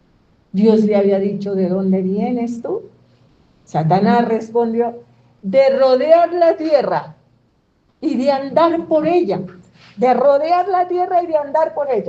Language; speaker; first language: Spanish; native; Spanish